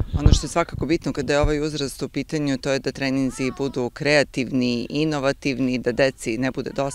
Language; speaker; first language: Serbian; native; Serbian